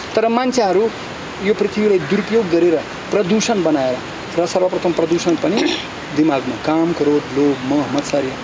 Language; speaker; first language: Nepali; non-native, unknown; Russian